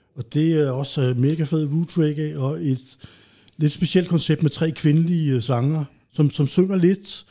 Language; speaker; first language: Danish; native; Danish